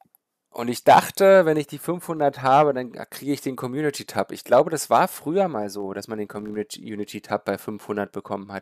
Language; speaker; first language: German; native; German